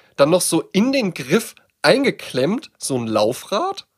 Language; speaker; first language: German; native; German